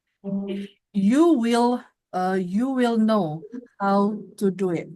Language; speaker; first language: English; non-native, fluent; Indonesian